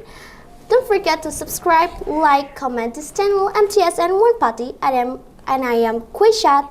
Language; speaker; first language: English; non-native, learner; Indonesian